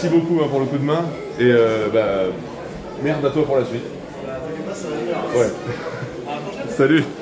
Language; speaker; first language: French; native; French